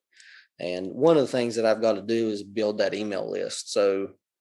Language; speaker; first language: English; native; English